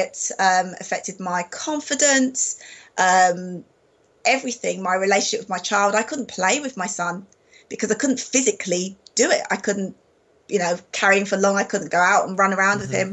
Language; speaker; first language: English; native; English